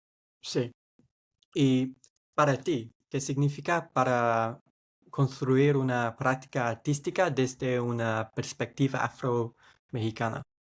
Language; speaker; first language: Spanish; non-native, fluent; English